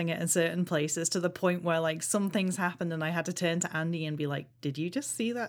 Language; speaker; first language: English; native; English